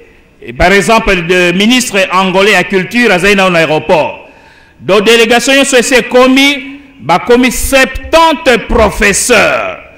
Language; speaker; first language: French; non-native, local second language; Lingala